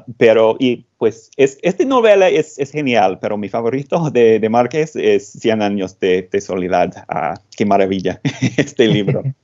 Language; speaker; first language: Spanish; non-native, fluent; English